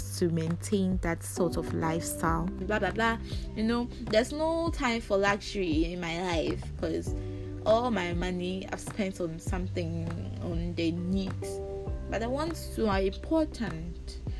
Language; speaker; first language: English; non-native, local second language; Akan